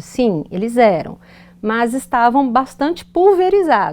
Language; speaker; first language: Portuguese; native; Portuguese